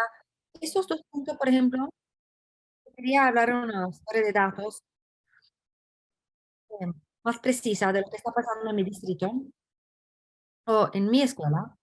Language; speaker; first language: Spanish; non-native, fluent; English